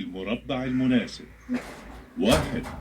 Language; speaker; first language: Arabic; non-native, learner; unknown